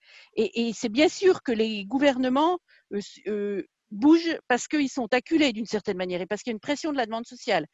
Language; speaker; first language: French; native; French